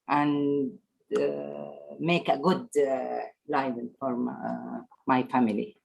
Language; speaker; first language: English; non-native, learner; Arabic